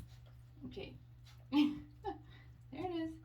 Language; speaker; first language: English; native; English